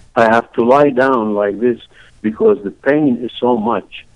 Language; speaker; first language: English; non-native, fluent; Arabic